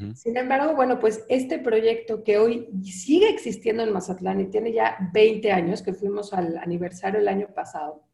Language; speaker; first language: Spanish; native; Spanish